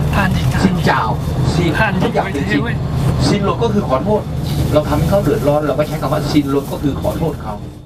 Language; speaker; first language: Thai; native; Thai